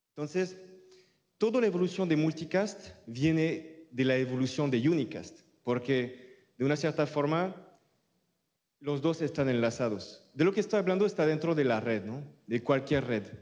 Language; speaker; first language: Spanish; non-native, fluent; French